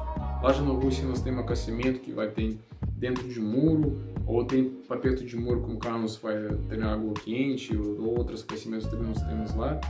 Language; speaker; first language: Portuguese; non-native, learner; Russian